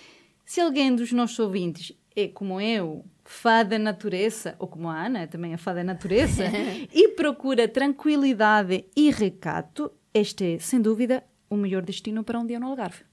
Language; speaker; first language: Portuguese; native; Portuguese